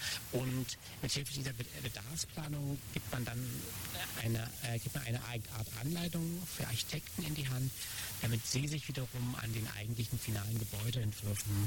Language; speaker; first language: German; native; German